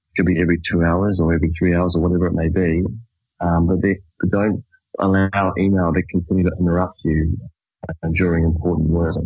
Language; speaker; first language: English; native; English